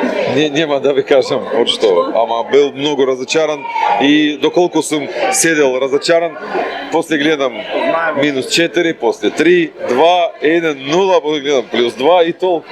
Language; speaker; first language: Macedonian; non-native, fluent; Russian